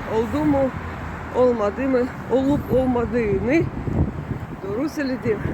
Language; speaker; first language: Turkish; non-native, learner; Russian